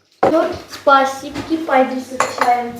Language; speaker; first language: Russian; non-native, learner; Armenian